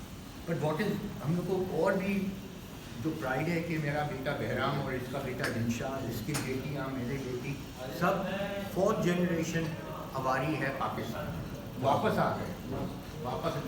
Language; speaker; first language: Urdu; non-native, local second language; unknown